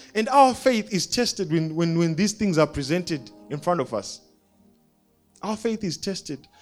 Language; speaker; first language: English; non-native, local second language; Shona